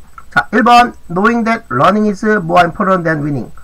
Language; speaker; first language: English; non-native, fluent; Korean